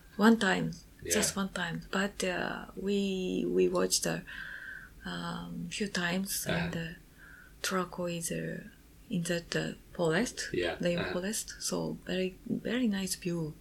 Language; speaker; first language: English; non-native, learner; Japanese